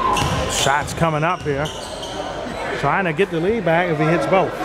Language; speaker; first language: English; native; English